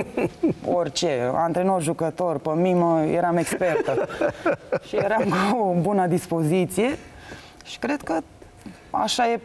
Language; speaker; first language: Romanian; native; Romanian